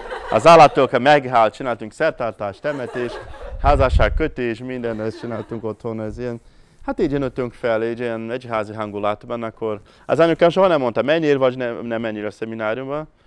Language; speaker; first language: Hungarian; non-native, fluent; Portuguese